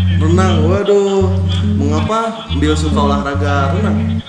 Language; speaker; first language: Indonesian; native; Indonesian